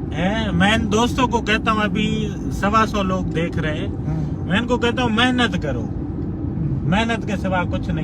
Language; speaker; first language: Hindi; non-native, local second language; Sindhi